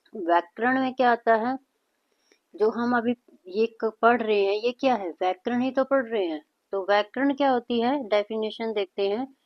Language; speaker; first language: Hindi; native; Hindi